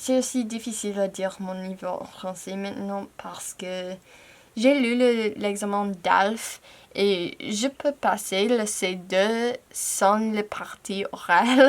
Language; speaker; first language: French; non-native, fluent; English